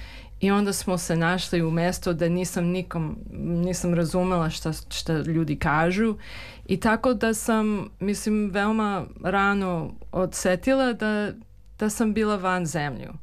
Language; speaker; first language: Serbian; early bilingual, heritage; Serbian